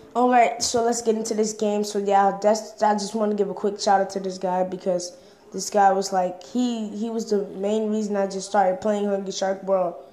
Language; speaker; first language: English; native; English